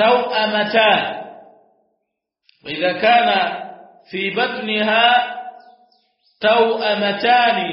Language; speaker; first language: Arabic; non-native, fluent; Swahili